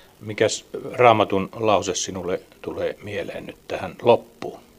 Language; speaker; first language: Finnish; native; Finnish